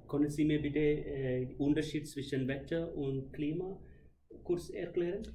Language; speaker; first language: German; non-native, learner; Malayalam